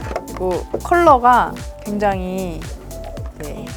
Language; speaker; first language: Korean; native; Korean